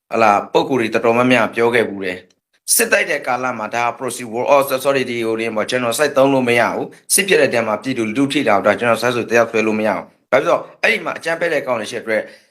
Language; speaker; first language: Burmese; native; Burmese